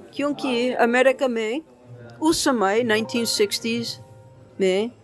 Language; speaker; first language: Hindi; non-native, fluent; English